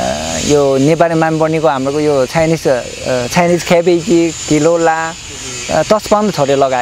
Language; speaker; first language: Nepali; non-native, learner; Chinese